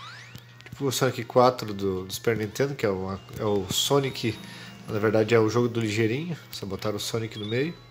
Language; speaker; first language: Portuguese; native; Portuguese